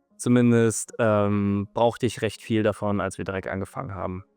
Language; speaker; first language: German; native; German